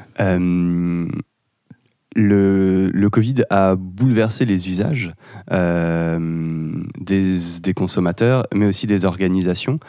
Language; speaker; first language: French; native; French